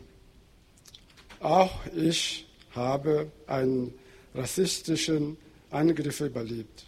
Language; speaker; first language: German; non-native, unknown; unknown